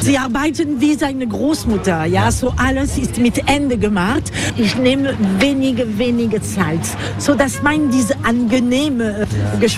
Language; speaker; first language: German; non-native, learner; French